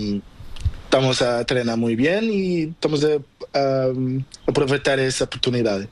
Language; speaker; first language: Spanish; non-native, learner; Portuguese